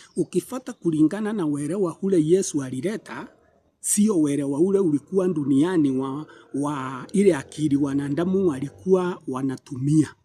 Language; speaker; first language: Swahili; non-native, local second language; Kikuyu